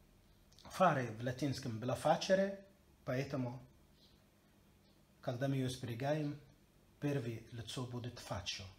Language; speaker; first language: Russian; non-native, learner; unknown